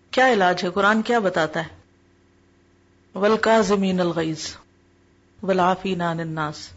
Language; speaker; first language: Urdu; native; Urdu